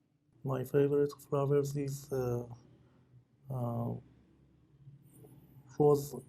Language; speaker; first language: English; non-native, learner; Persian